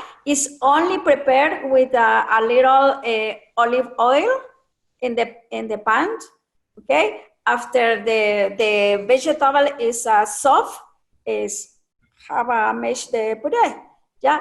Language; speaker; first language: English; non-native, learner; Spanish